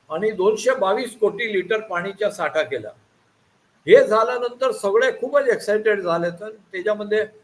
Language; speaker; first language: Marathi; non-native, local second language; Gujarati